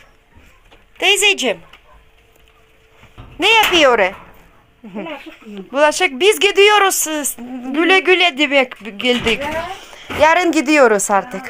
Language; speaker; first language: Turkish; non-native, learner; Russian